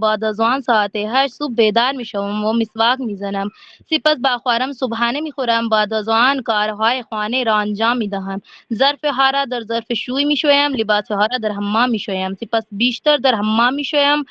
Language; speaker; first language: Persian; non-native, learner; Urdu